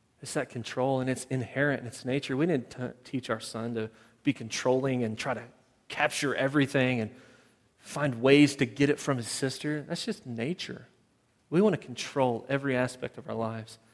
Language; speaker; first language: English; native; English